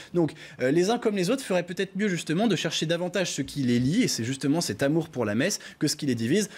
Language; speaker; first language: French; native; French